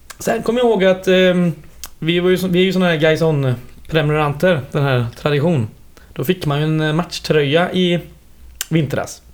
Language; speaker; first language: Swedish; native; Swedish